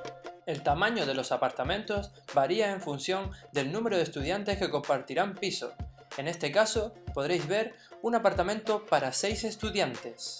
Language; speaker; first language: Spanish; native; Spanish